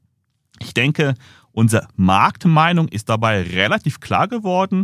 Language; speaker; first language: German; native; German